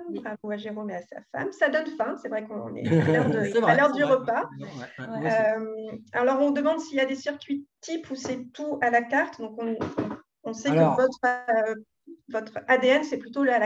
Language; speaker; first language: French; native; French